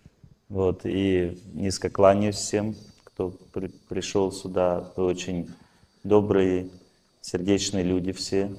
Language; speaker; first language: Russian; native; Russian